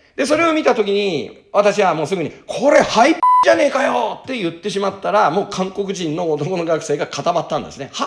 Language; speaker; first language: Japanese; native; Japanese